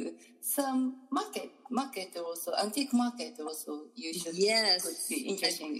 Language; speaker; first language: English; non-native, learner; Japanese